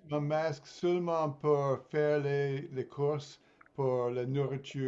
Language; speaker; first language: French; non-native, fluent; English